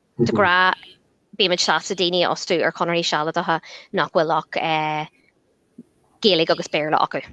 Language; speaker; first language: Irish; non-native, local second language; English